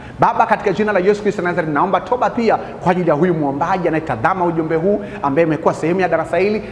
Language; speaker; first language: Swahili; native; Swahili